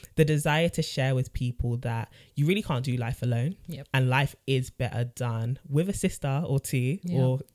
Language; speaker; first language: English; native; English